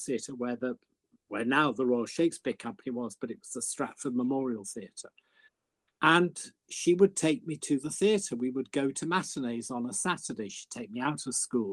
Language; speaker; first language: English; native; English